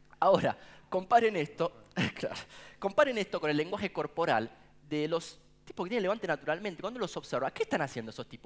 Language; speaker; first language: Spanish; native; Spanish